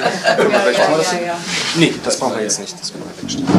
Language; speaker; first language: German; native; German